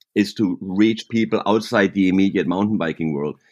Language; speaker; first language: English; non-native, fluent; German